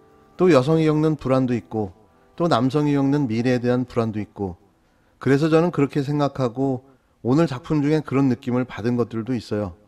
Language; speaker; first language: Korean; native; Korean